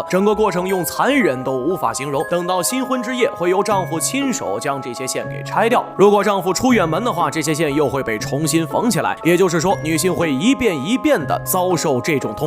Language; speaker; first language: Chinese; native; Chinese